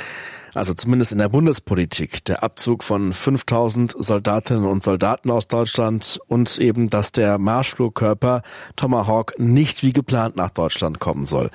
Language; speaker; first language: German; native; German